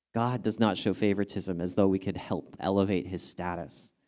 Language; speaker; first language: English; native; English